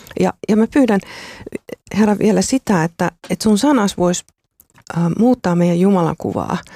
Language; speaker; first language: Finnish; native; Finnish